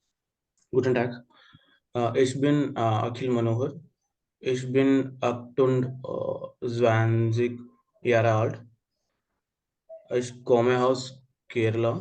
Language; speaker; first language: German; non-native, learner; Malayalam